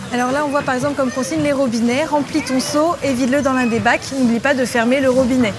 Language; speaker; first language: French; native; French